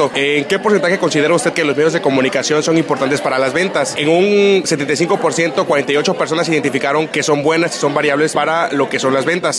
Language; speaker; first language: Spanish; native; Spanish